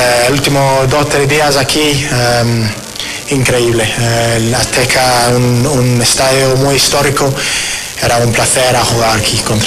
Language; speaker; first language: Spanish; non-native, learner; English